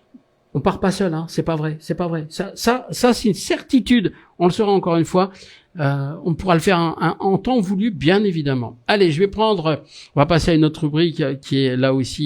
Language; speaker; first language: French; native; French